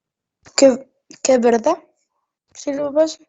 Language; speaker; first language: Spanish; native; Spanish